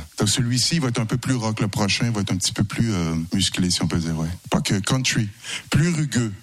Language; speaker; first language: French; native; French